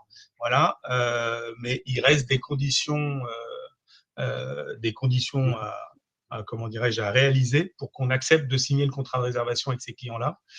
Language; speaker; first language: French; native; French